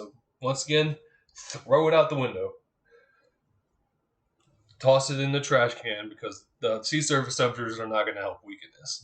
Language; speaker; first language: English; native; English